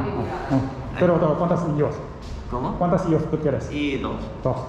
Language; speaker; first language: Spanish; non-native, learner; Korean